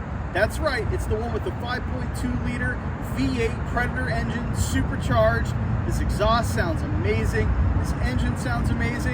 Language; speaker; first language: English; native; English